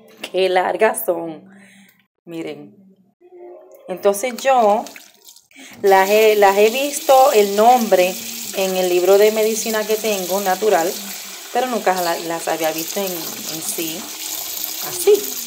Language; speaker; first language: Spanish; native; Spanish